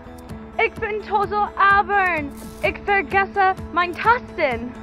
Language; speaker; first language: German; non-native, learner; English